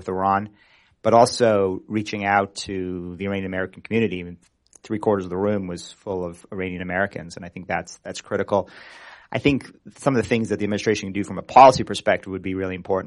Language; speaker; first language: English; native; English